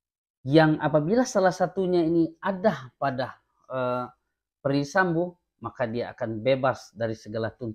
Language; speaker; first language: Indonesian; native; Indonesian